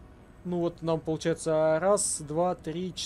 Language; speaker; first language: Russian; native; Russian